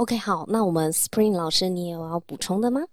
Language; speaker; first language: Chinese; native; Chinese